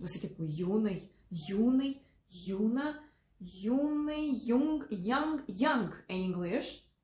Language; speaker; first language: Portuguese; non-native, fluent; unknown